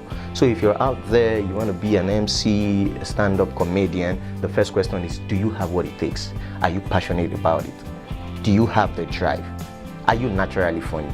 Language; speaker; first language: English; non-native, local second language; Yoruba